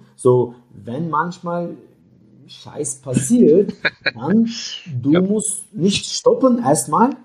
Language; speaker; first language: German; non-native, fluent; Turkish